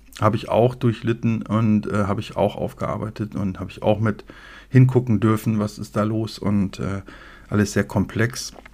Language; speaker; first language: German; native; German